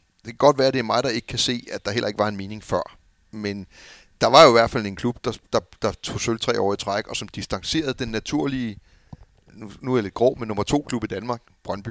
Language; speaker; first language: Danish; native; Danish